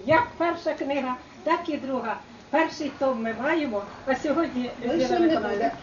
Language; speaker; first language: Ukrainian; native; Ukrainian